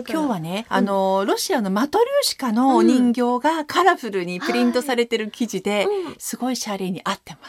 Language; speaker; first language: Japanese; native; Japanese